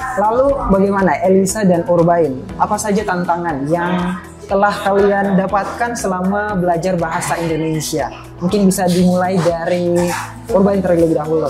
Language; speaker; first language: Indonesian; native; Indonesian